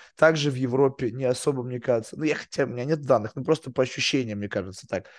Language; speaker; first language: Russian; native; Russian